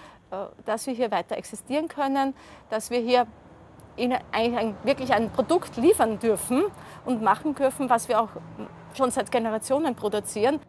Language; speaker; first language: German; native; German